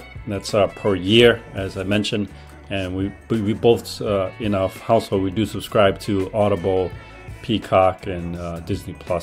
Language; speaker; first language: English; native; English